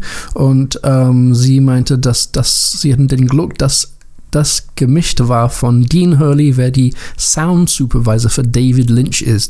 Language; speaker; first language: German; non-native, learner; English